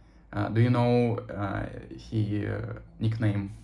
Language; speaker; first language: English; non-native, learner; Russian